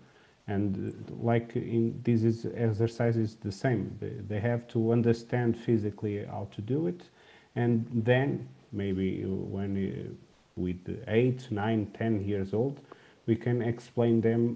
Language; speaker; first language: English; non-native, learner; Portuguese